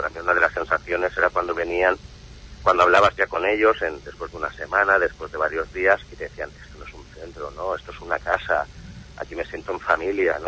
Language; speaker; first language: Spanish; native; Spanish